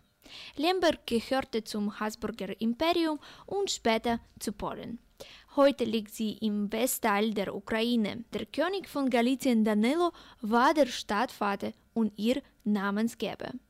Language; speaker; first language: German; non-native, fluent; Ukrainian